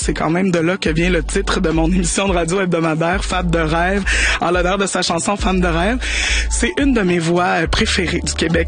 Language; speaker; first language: French; native; French